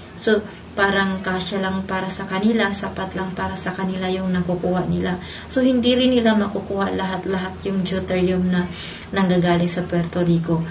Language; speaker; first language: Filipino; non-native, local second language; Cebuano